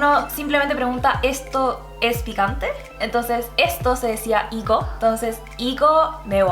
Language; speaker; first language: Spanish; early bilingual, other home language; Korean